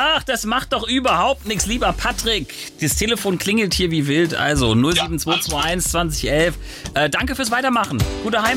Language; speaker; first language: German; native; German